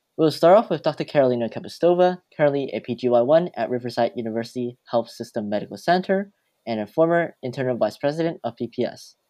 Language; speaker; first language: English; early bilingual, other home language; Cantonese